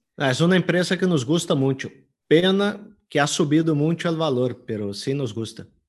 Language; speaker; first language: Spanish; non-native, fluent; Portuguese